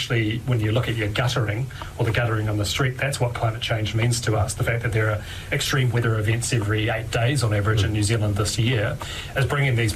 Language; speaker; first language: English; native; English